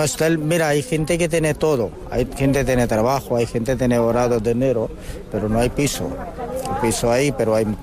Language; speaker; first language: Spanish; non-native, learner; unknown